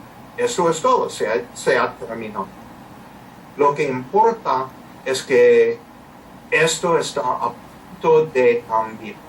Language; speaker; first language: Spanish; non-native, learner; English